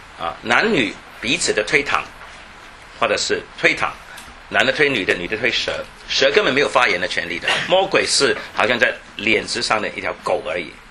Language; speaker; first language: Chinese; non-native, local second language; Cantonese